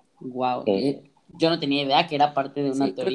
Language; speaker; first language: Spanish; native; Spanish